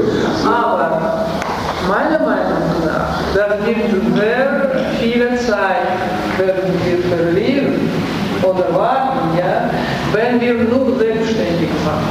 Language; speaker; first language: German; non-native, learner; Russian